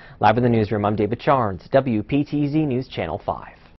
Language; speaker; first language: English; native; English